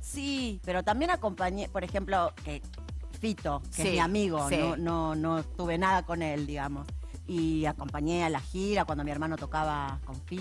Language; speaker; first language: Spanish; native; Spanish